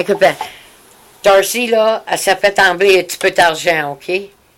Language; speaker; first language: French; native; French